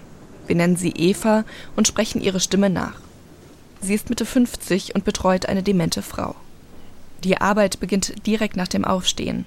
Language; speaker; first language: German; native; German